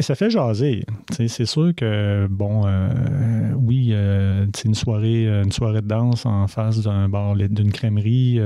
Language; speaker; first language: French; native; French